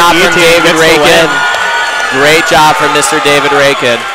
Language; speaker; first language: English; native; English